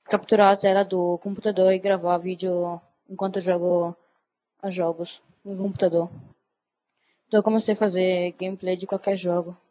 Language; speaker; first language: Portuguese; early bilingual, other home language; Italian